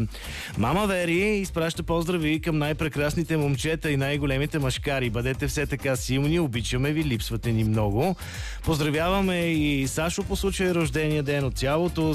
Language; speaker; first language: Bulgarian; native; Bulgarian